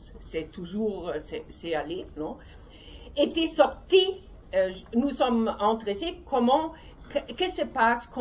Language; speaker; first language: French; non-native, learner; German